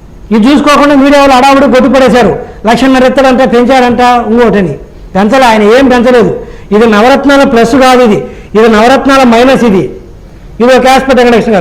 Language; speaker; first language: Telugu; native; Telugu